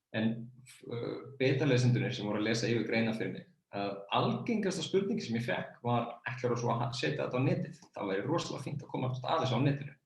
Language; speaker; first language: Icelandic; native; Icelandic